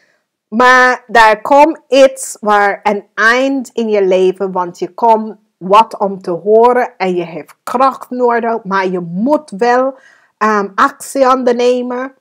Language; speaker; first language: Dutch; non-native, fluent; English